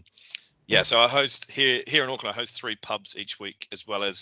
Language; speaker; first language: English; native; English